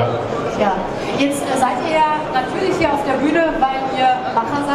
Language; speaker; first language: German; native; German